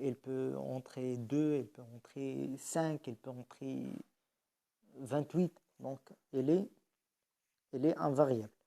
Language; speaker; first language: French; non-native, local second language; Arabic